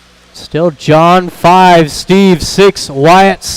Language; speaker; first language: English; native; English